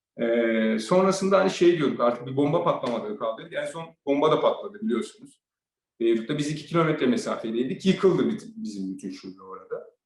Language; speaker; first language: Turkish; native; Turkish